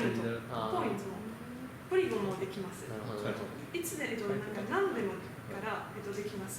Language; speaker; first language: Japanese; non-native, learner; French